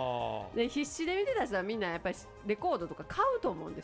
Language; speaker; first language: Japanese; native; Japanese